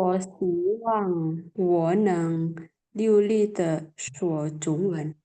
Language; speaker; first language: Chinese; non-native, learner; Indonesian